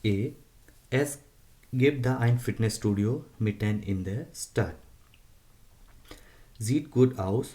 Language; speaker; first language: German; non-native, learner; Hindi